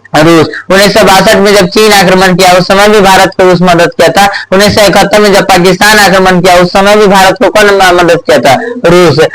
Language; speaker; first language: Hindi; native; Hindi